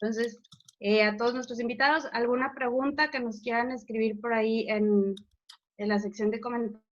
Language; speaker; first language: Spanish; native; Spanish